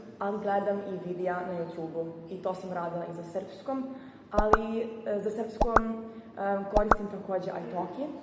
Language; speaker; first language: Serbian; non-native, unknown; German